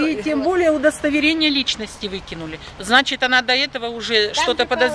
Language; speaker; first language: Russian; native; Russian